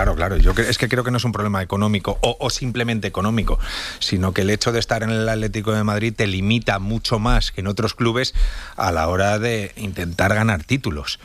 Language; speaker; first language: Spanish; native; Spanish